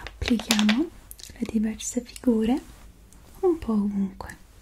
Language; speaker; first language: Italian; non-native, fluent; English